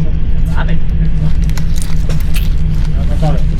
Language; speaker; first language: Chinese; native; Chinese